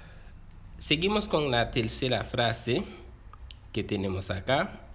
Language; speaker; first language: Spanish; non-native, fluent; Haitian Creole